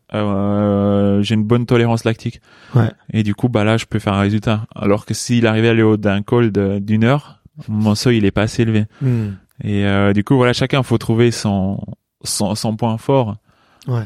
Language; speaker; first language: French; native; French